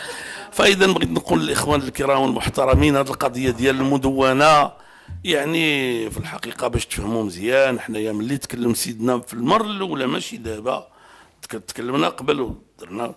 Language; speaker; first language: Arabic; native; Arabic